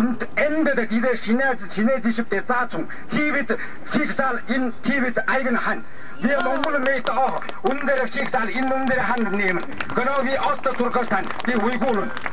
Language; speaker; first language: German; non-native, learner; Mongolian